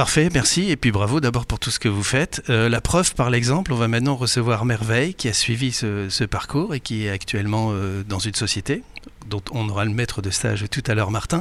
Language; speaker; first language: French; native; French